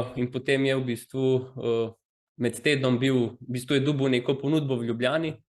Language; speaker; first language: Slovenian; early bilingual, other home language; Croatian